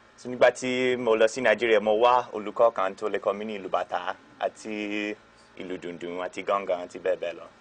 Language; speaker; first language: Yoruba; non-native, fluent; English